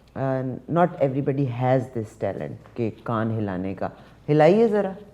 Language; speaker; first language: Urdu; native; Urdu